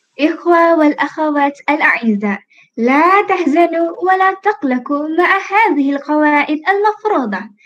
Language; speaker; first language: Arabic; non-native, fluent; Malay